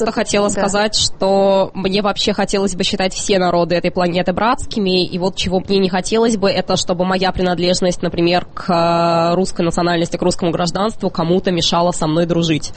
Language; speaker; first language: Russian; native; Russian